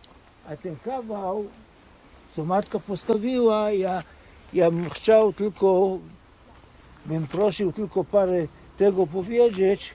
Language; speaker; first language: Polish; early bilingual, heritage; Polish